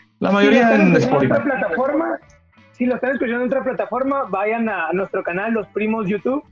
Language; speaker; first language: Spanish; native; Spanish